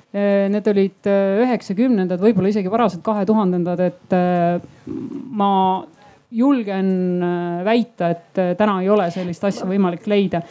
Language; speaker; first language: Estonian; native; Estonian